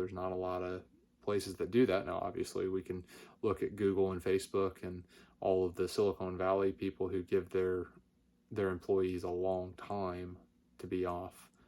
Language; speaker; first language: English; native; English